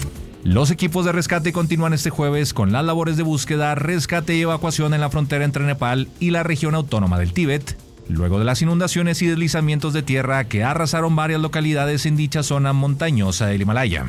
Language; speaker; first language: Spanish; native; Spanish